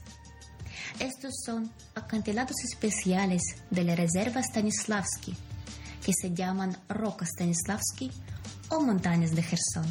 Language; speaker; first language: Spanish; non-native, fluent; Ukrainian